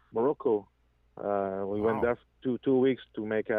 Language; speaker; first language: English; non-native, fluent; French